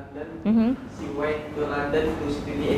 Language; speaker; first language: English; non-native, learner; Indonesian